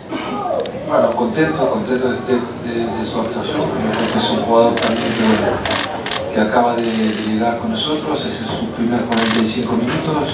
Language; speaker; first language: Spanish; non-native, fluent; French